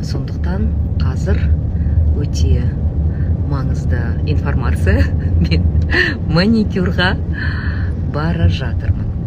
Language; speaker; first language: Kazakh; non-native, local second language; Russian